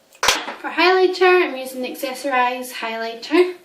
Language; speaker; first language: English; native; English